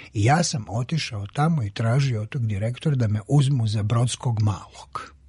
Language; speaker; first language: Croatian; native; Croatian